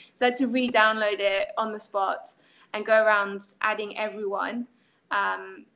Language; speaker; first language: English; non-native, fluent; French